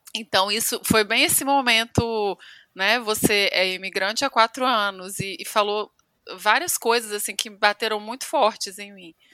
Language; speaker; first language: Portuguese; native; Portuguese